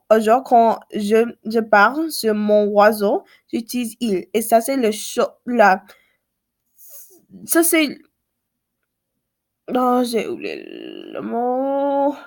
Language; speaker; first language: French; non-native, learner; English